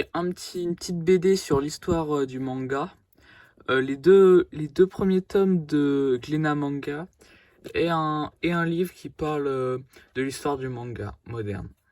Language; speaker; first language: French; native; French